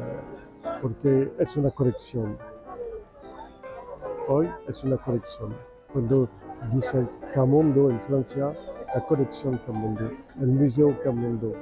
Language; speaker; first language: Spanish; non-native, fluent; French